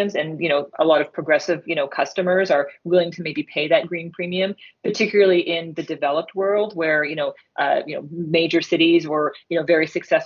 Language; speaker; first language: English; native; English